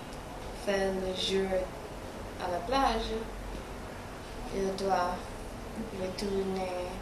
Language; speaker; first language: French; non-native, learner; English